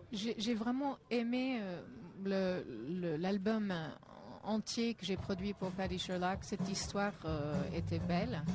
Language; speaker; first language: French; non-native, fluent; English